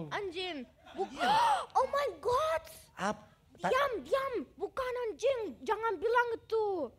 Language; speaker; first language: Indonesian; non-native, learner; German